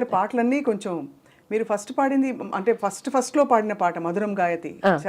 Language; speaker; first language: Telugu; native; Telugu